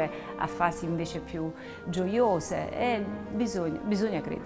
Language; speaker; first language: Italian; native; Italian